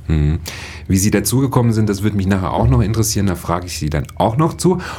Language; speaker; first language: German; native; German